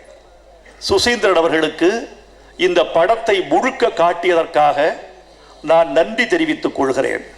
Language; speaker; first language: Tamil; native; Tamil